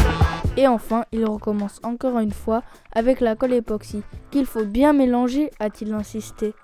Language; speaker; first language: French; native; French